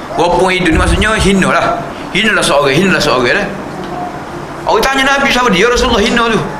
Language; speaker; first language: Malay; native; Malay